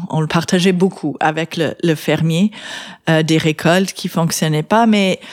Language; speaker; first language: French; native; French